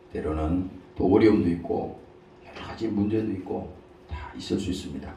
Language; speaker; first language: Korean; native; Korean